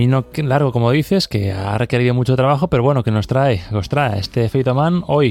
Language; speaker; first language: Spanish; native; Spanish